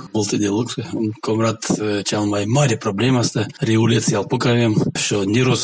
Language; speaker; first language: Romanian; non-native, local second language; Gagauz